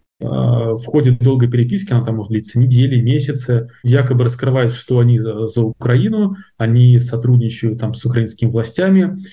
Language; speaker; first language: Russian; native; Russian